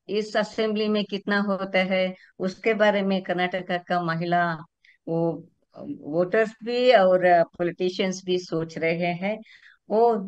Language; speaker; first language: Hindi; non-native, local second language; Kannada